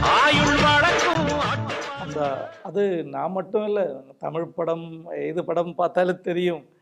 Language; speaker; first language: Tamil; non-native, local second language; Malayalam